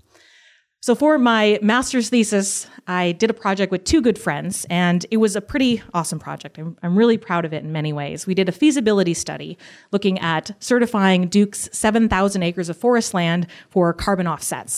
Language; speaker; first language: English; native; English